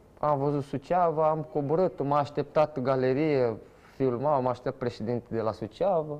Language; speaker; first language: Romanian; non-native, fluent; Portuguese